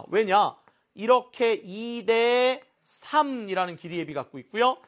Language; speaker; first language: Korean; native; Korean